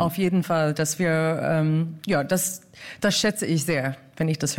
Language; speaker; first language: German; non-native, fluent; English